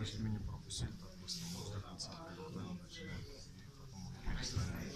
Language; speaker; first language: Russian; non-native, learner; Georgian